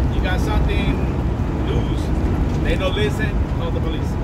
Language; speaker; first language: English; non-native, learner; Spanish